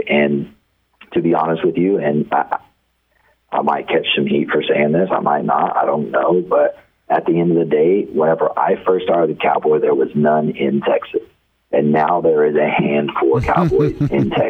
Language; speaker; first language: English; native; English